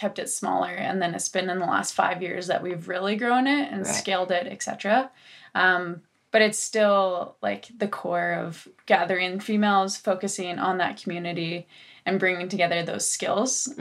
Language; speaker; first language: English; native; English